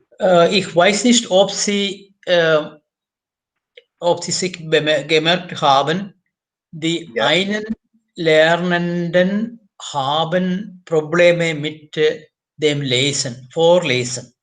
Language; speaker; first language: German; non-native, fluent; Malayalam